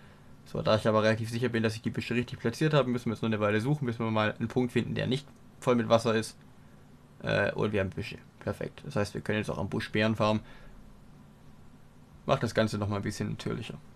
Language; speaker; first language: German; native; German